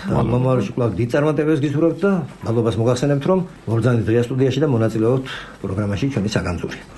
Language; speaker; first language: Georgian; native; Georgian